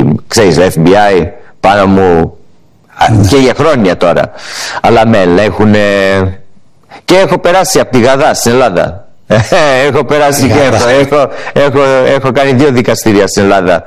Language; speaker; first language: Greek; early bilingual, heritage; English